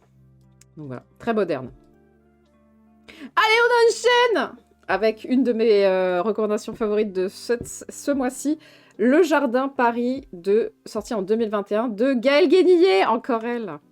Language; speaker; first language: French; native; French